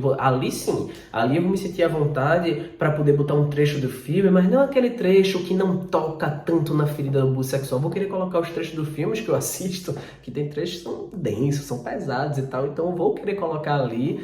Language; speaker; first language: Portuguese; native; Portuguese